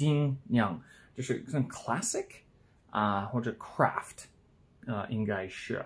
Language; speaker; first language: Chinese; non-native, learner; English